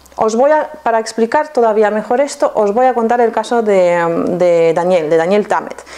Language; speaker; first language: Spanish; non-native, fluent; Polish